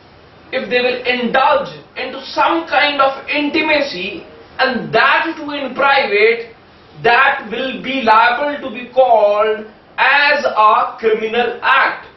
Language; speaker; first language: English; non-native, local second language; Hindi